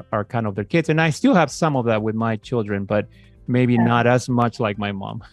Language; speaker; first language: English; native; English